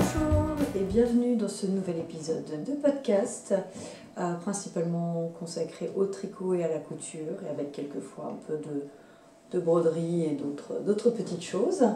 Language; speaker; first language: French; native; French